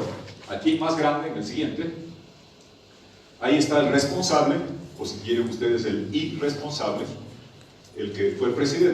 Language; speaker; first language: Spanish; native; Spanish